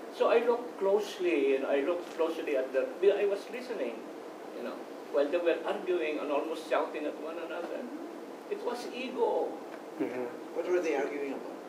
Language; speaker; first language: English; non-native, local second language; Iloko